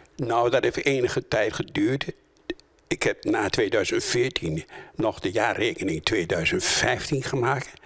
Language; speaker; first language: Dutch; native; Dutch